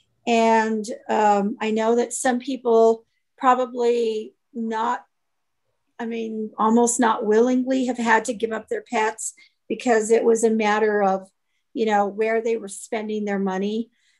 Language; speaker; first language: English; native; English